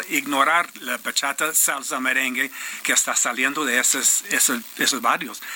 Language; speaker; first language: Spanish; non-native, fluent; English